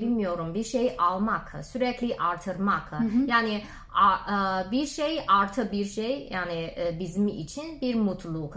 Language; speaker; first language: Turkish; non-native, learner; Chinese